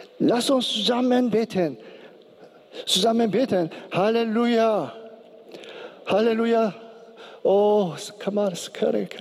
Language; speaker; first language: German; non-native, learner; Korean